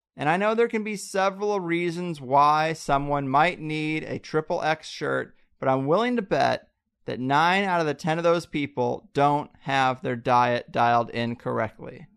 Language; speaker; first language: English; native; English